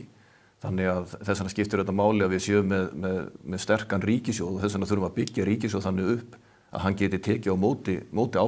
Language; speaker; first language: Icelandic; native; Icelandic